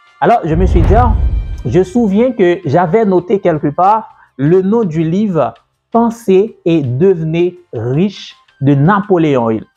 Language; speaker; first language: French; native; French